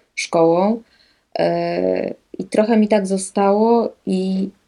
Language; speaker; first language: Polish; native; Polish